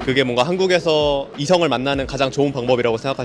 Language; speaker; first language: Korean; native; Korean